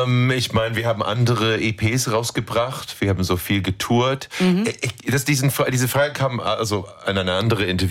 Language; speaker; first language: German; non-native, fluent; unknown